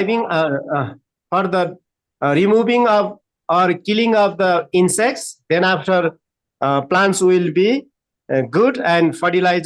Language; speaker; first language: English; non-native, learner; Nepali